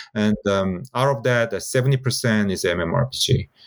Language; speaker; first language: English; non-native, fluent; Korean